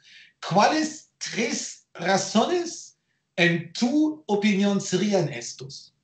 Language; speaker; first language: Spanish; non-native, fluent; German